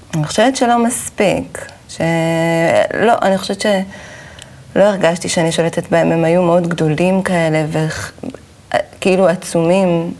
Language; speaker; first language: Hebrew; native; Hebrew